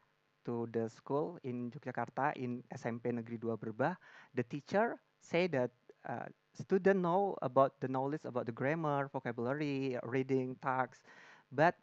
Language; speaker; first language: English; non-native, learner; Indonesian